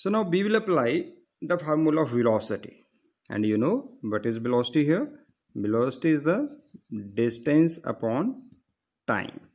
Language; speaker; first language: English; non-native, local second language; Punjabi